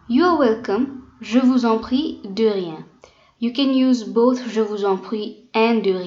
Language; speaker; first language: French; non-native, fluent; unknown